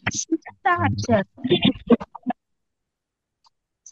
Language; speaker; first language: Arabic; non-native, learner; Bangla